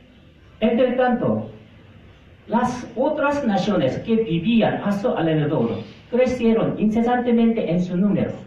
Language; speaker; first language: Spanish; non-native, fluent; Korean